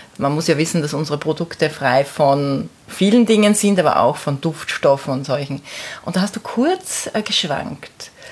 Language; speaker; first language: German; native; German